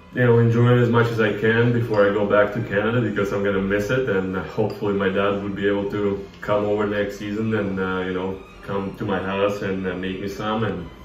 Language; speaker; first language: English; non-native, fluent; Russian